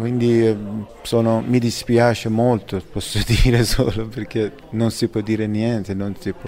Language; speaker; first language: Italian; non-native, fluent; Persian